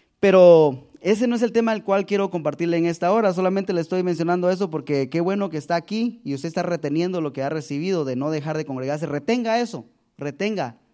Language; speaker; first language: Spanish; native; Spanish